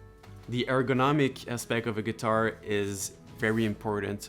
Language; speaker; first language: English; non-native, local second language; French